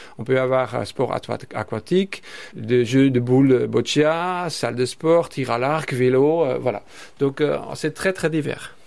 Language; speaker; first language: French; non-native, fluent; Dutch